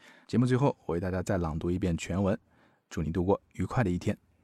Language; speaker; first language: Chinese; native; Chinese